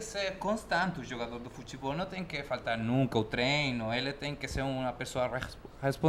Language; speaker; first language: Portuguese; non-native, fluent; Spanish